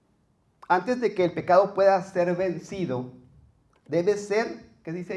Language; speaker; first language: Spanish; native; Spanish